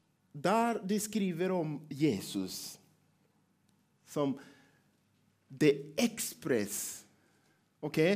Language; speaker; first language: Swedish; non-native, learner; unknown